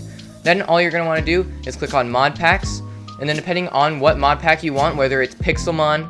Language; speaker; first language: English; native; English